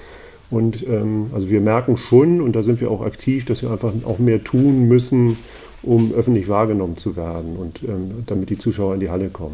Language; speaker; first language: German; native; German